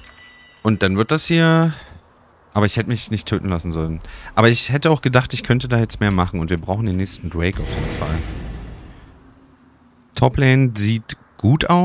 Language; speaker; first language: German; native; German